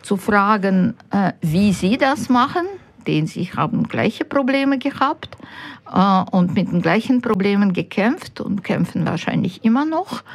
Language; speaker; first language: German; non-native, fluent; Ukrainian